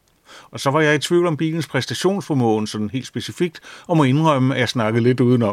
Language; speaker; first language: Danish; native; Danish